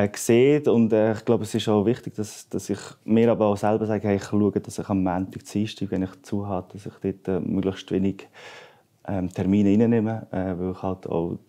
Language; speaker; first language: German; native; German